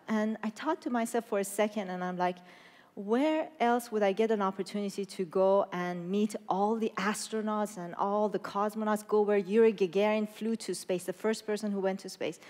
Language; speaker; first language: English; non-native, fluent; Persian